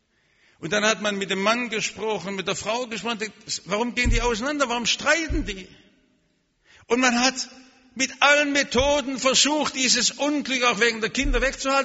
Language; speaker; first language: German; native; German